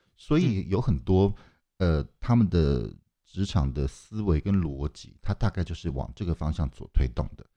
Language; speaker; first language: Chinese; native; Chinese